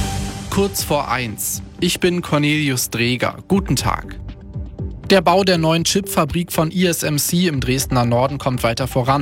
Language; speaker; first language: German; native; German